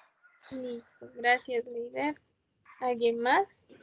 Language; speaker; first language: Spanish; native; Spanish